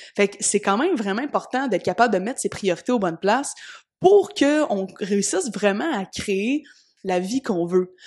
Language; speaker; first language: French; native; French